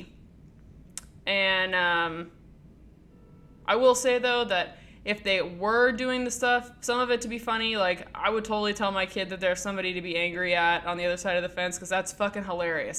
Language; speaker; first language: English; native; English